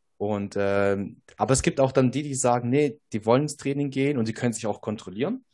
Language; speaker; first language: German; native; German